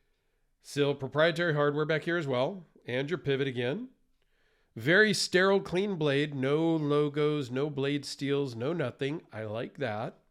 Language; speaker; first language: English; native; English